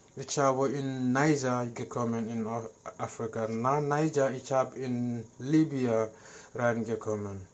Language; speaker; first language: German; non-native, learner; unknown